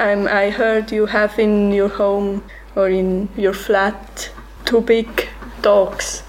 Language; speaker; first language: English; non-native, learner; Swiss German